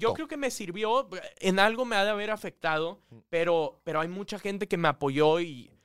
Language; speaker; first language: Spanish; native; Spanish